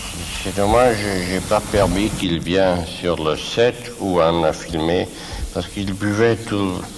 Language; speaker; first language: French; non-native, fluent; Swiss German